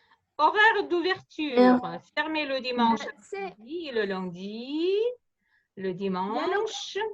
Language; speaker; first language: French; non-native, fluent; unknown